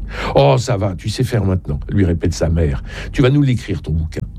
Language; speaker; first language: French; native; French